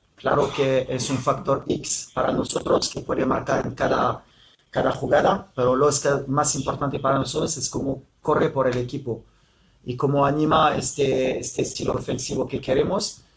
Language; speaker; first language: Spanish; non-native, fluent; French